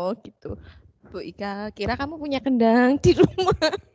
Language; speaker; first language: Indonesian; native; Indonesian